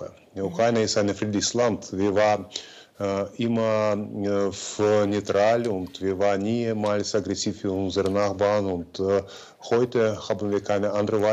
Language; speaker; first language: German; non-native, fluent; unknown